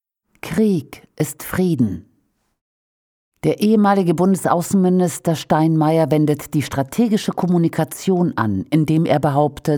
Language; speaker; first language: German; native; German